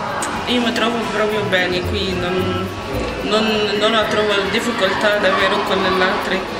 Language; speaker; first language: Italian; non-native, learner; Arabic